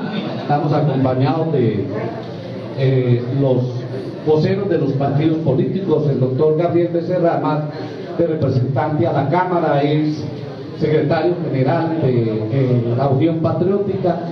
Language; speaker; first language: Spanish; native; Spanish